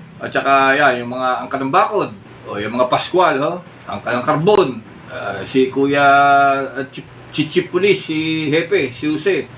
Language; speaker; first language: Filipino; native; Filipino